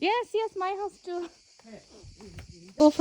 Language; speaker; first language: English; non-native, fluent; Bangla